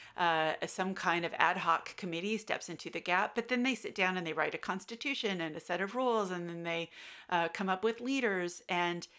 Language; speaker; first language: English; native; English